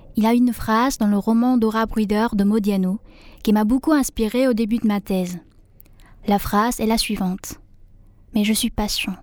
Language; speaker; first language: French; non-native, fluent; Vietnamese